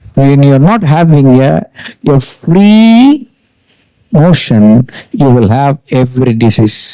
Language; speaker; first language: English; non-native, local second language; Tamil